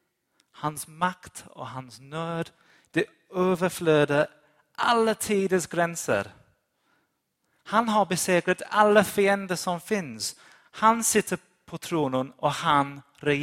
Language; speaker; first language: Swedish; non-native, fluent; English